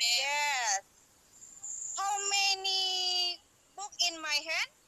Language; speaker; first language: English; non-native, learner; Indonesian